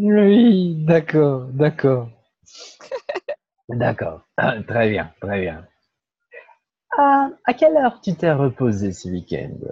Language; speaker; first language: French; non-native, learner; Portuguese